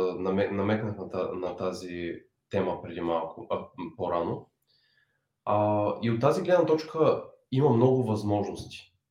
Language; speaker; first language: Bulgarian; native; Bulgarian